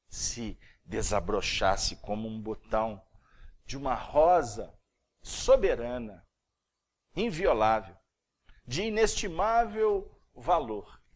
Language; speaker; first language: Portuguese; native; Portuguese